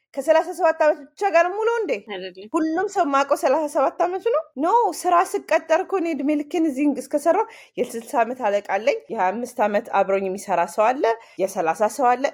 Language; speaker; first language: Amharic; early bilingual, heritage; Amharic